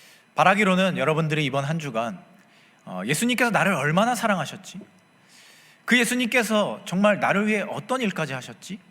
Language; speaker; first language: Korean; native; Korean